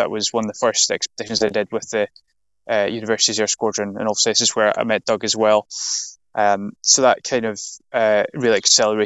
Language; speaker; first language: English; native; English